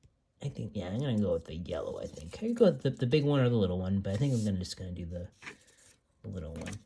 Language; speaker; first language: English; native; English